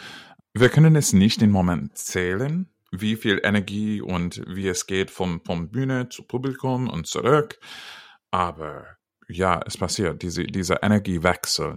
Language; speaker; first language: German; non-native, fluent; English